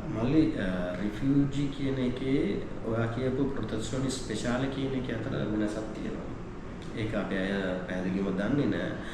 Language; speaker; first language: Sinhala; non-native, local second language; Tamil